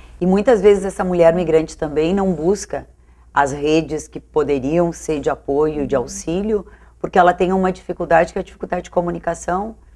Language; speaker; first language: Portuguese; native; Portuguese